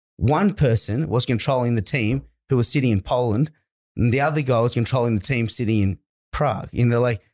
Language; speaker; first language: English; native; English